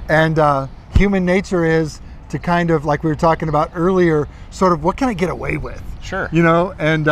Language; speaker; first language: English; native; English